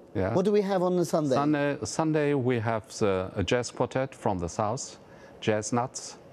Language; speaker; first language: English; non-native, fluent; German